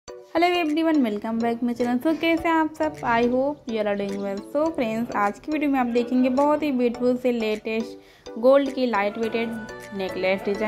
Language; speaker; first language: Hindi; native; Hindi